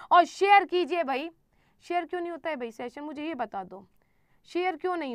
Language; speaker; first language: Hindi; native; Hindi